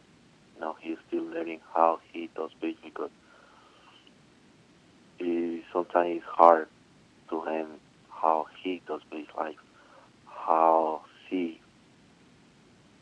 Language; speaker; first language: English; non-native, learner; Spanish